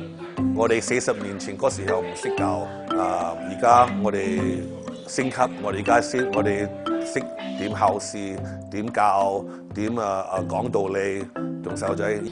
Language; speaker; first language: Cantonese; early bilingual, heritage; Cantonese